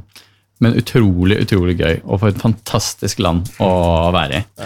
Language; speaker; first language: Norwegian; native; Norwegian